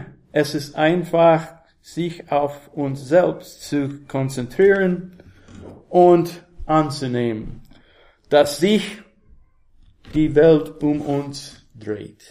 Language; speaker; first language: German; non-native, learner; English